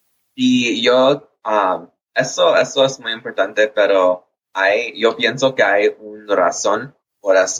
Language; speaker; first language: Spanish; early bilingual, heritage; English